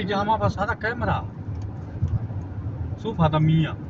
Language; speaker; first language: Arabic; non-native, learner; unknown